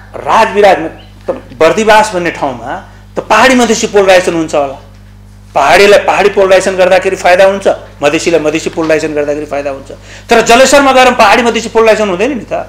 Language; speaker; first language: Nepali; non-native, local second language; Maithili